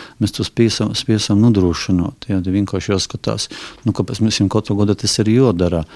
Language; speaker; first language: Latvian; non-native, local second language; Russian